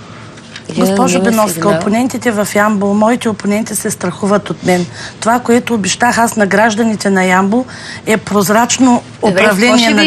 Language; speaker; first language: Bulgarian; native; Bulgarian